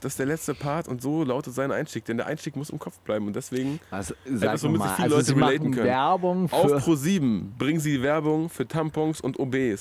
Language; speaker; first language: German; native; German